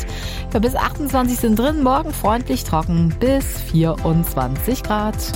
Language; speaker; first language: German; native; German